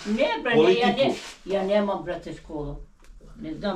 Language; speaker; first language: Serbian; non-native, local second language; Albanian